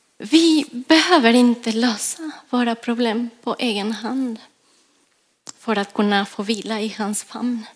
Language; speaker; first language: Swedish; non-native, fluent; Spanish